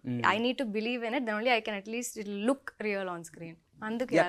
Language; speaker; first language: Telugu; non-native, local second language; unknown